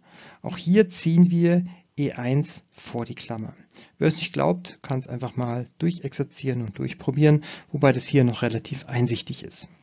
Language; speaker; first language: German; native; German